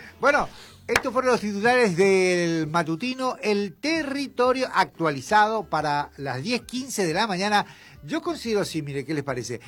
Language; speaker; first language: Spanish; native; Spanish